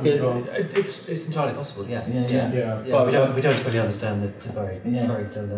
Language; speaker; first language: English; native; English